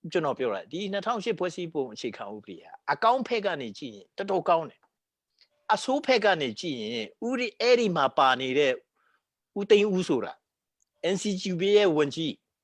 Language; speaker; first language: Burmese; non-native, local second language; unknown